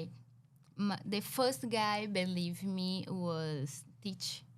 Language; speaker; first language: English; non-native, learner; Portuguese